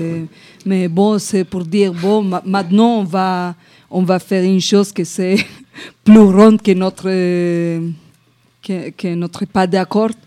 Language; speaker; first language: French; non-native, fluent; Spanish